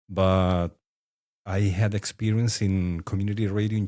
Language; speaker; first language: English; non-native, fluent; Spanish